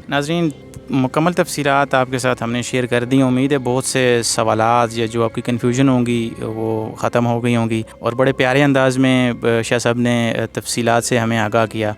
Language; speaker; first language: Urdu; non-native, local second language; Northern Hindko